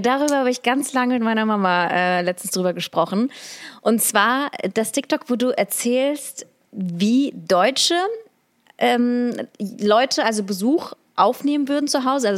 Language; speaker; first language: German; early bilingual, other home language; Russian